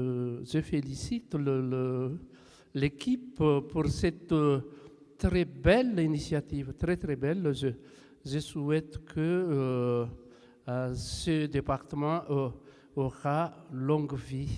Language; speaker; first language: French; non-native, local second language; Malagasy